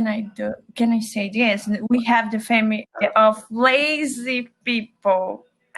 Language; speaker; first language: English; non-native, learner; Portuguese